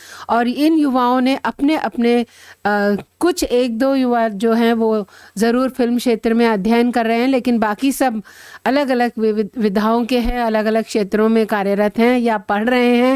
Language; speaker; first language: Hindi; native; Hindi